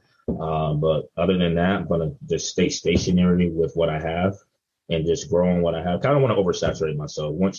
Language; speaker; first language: English; native; English